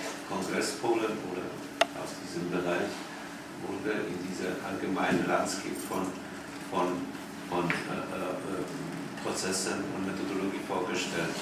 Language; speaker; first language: German; non-native, fluent; Polish